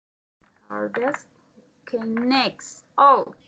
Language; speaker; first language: English; non-native, learner; Spanish